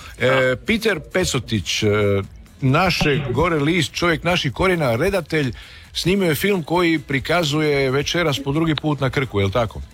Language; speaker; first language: Serbian; native; Serbian